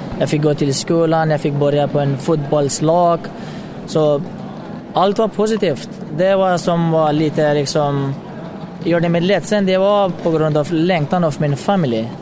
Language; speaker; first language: Swedish; non-native, fluent; Pashto